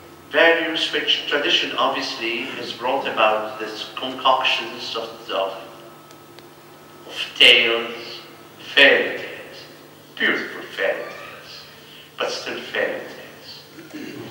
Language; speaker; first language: English; non-native, fluent; Maltese